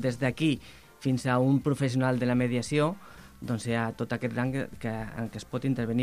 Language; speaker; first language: Catalan; native; Catalan